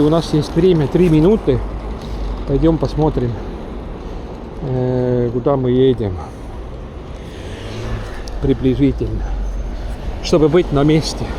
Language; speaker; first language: Russian; non-native, local second language; Estonian